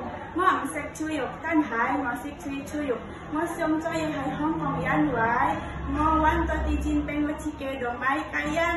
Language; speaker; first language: Cantonese; non-native, learner; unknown